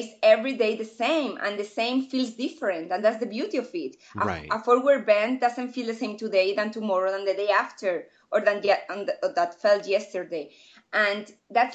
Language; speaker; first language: English; non-native, fluent; Spanish